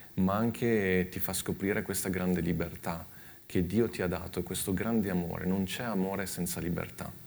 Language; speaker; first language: Italian; native; Italian